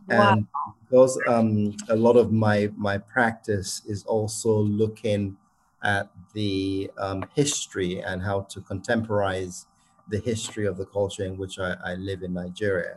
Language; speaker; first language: English; non-native, local second language; Yoruba